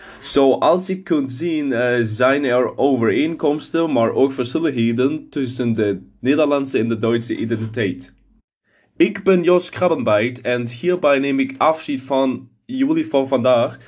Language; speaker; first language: Dutch; non-native, learner; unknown